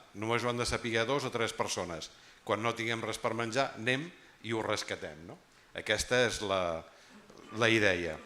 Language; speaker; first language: Catalan; native; Catalan